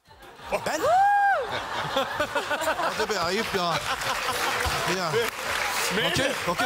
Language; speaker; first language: Turkish; non-native, learner; French